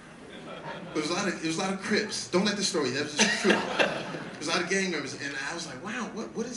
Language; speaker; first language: English; native; English